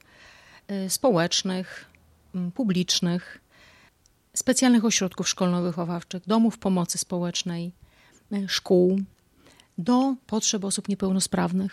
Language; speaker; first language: Polish; native; Polish